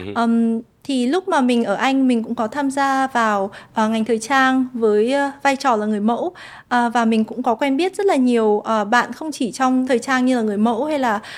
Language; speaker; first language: Vietnamese; early bilingual, heritage; Vietnamese